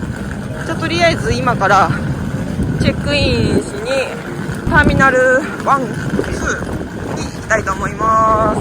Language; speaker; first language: Japanese; native; Japanese